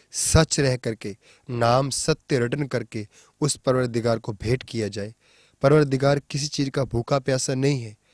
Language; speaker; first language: Hindi; non-native, local second language; Punjabi